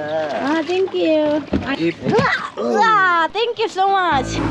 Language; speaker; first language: English; non-native, learner; Korean